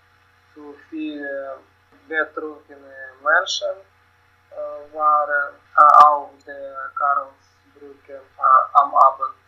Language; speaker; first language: German; non-native, learner; Russian